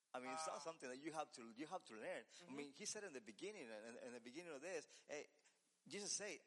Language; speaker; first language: English; non-native, learner; Spanish